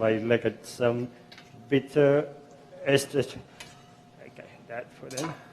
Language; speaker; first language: English; non-native, fluent; Thai